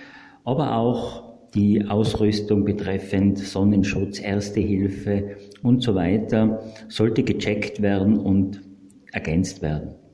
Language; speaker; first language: German; native; German